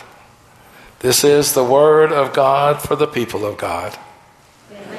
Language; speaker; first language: English; native; English